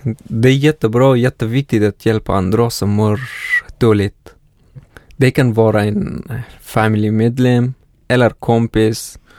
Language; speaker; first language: Swedish; non-native, fluent; Persian